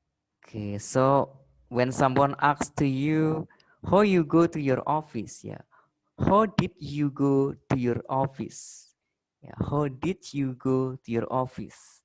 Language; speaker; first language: English; non-native, fluent; Indonesian